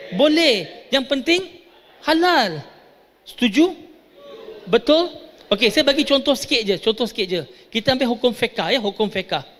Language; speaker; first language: Malay; non-native, local second language; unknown